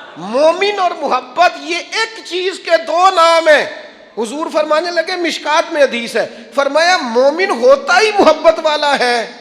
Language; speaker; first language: Urdu; non-native, local second language; Punjabi